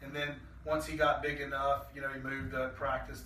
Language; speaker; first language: English; native; English